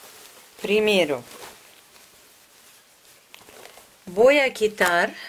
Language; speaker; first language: Spanish; non-native, fluent; Russian